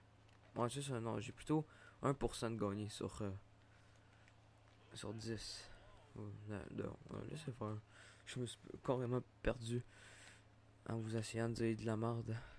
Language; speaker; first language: French; native; French